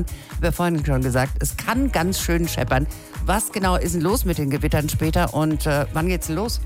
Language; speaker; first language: German; native; German